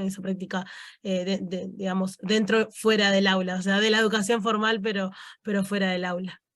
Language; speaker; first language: Spanish; native; Spanish